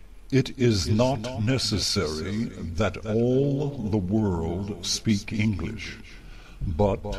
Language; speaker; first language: English; native; English